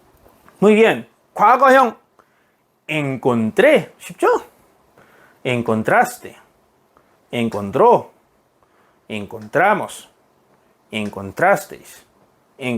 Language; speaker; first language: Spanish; non-native, fluent; Korean